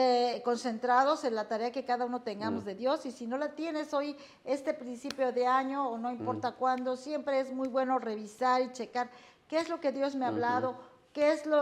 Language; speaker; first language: Spanish; native; Spanish